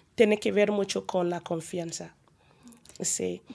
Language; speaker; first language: Spanish; non-native, learner; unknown